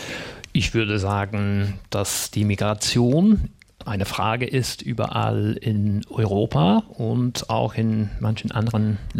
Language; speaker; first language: German; non-native, fluent; English